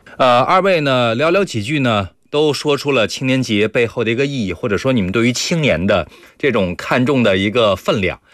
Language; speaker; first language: Chinese; native; Chinese